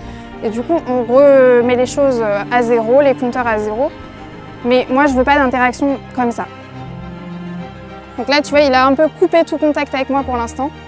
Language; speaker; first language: French; native; French